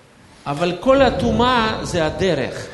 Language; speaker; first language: Hebrew; non-native, fluent; Russian